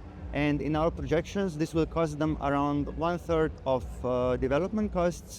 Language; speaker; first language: English; non-native, fluent; Slovenian